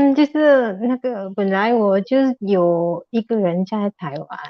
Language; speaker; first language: Chinese; non-native, learner; Indonesian